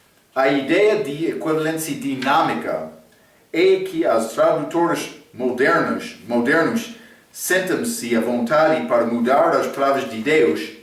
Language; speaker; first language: Portuguese; non-native, fluent; English